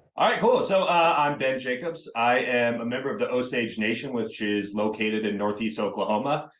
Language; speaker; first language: English; native; English